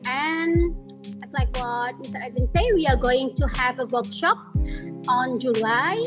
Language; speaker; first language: English; non-native, learner; Indonesian